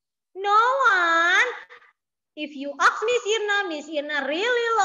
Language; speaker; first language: English; non-native, learner; Indonesian